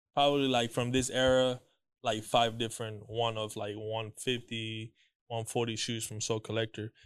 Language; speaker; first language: English; early bilingual, other home language; Spanish